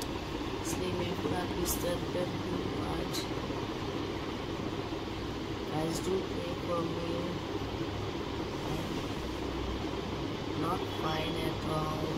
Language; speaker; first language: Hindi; non-native, local second language; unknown